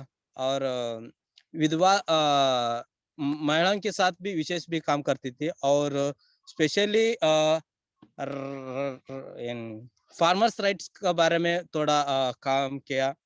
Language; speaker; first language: Hindi; non-native, local second language; Kannada